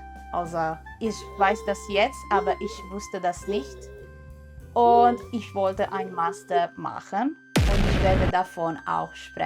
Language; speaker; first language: German; non-native, learner; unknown